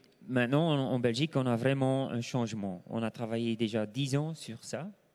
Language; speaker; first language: French; non-native, local second language; Dutch